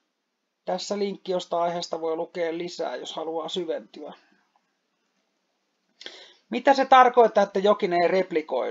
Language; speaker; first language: Finnish; native; Finnish